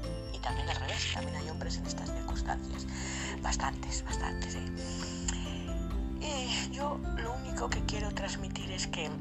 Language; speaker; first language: Spanish; native; Spanish